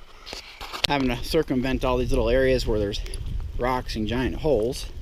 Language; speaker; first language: English; native; English